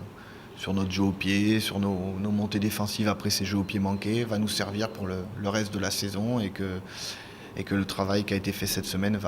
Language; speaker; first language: French; native; French